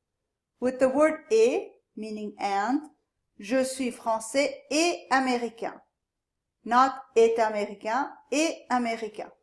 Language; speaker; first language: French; non-native, fluent; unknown